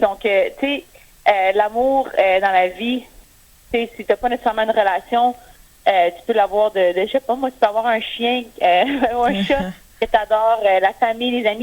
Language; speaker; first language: French; native; French